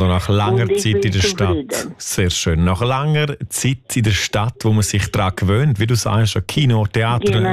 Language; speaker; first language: German; native; German